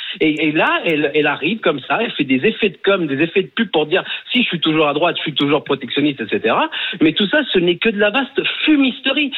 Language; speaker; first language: French; early bilingual, other home language; Italian